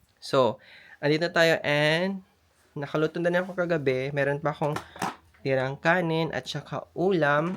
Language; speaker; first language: Filipino; non-native, local second language; Iloko